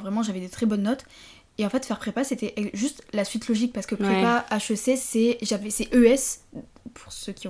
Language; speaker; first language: French; native; French